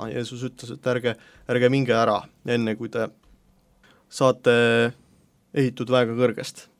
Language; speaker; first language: Estonian; native; Estonian